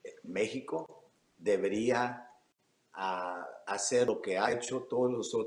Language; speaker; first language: Spanish; early bilingual, heritage; Spanish